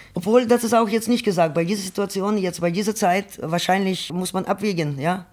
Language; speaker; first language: German; non-native, fluent; Ukrainian